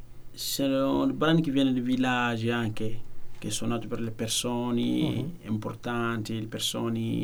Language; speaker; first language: Italian; non-native, learner; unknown